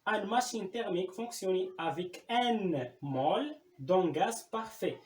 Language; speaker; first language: French; non-native, local second language; Arabic